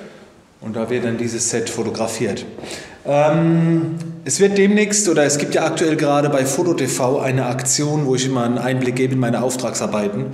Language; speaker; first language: German; native; German